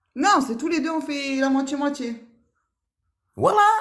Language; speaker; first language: French; native; French